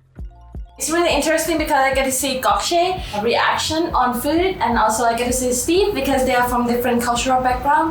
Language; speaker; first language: English; non-native, fluent; Thai